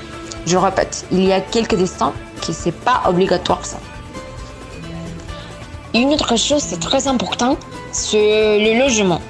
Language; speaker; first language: French; non-native, learner; Spanish